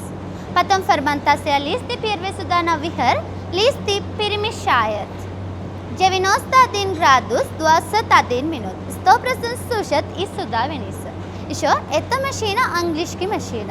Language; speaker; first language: Russian; non-native, learner; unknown